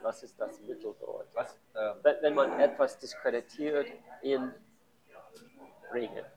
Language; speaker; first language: German; non-native, learner; English